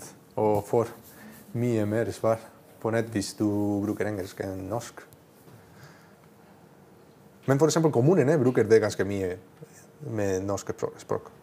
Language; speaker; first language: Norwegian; non-native, learner; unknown